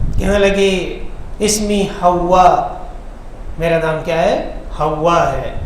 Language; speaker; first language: Urdu; non-native, local second language; Pashto